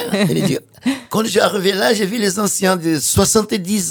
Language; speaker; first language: French; non-native, fluent; Portuguese